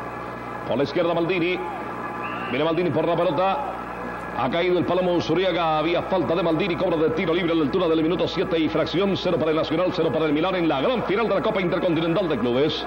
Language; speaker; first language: Spanish; native; Spanish